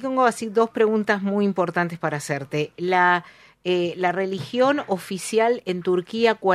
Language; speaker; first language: Spanish; native; Spanish